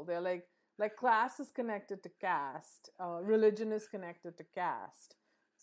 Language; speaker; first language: English; native; English